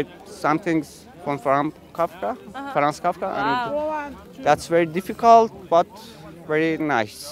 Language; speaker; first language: English; non-native, learner; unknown